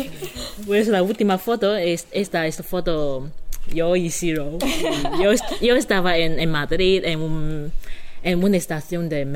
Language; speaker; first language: Spanish; non-native, fluent; Chinese